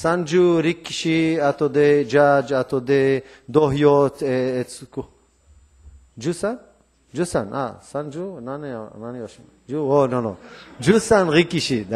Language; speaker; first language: Japanese; non-native, learner; Hebrew